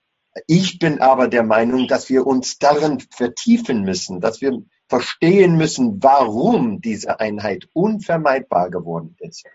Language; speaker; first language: German; non-native, fluent; English